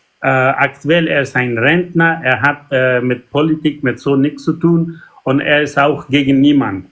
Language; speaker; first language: German; non-native, learner; Persian